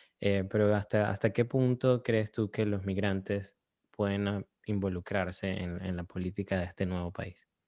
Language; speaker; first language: Spanish; native; Spanish